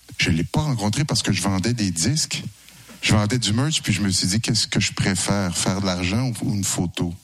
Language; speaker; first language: French; native; French